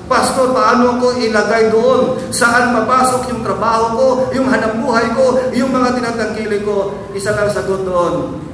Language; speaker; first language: Filipino; non-native, local second language; Hiligaynon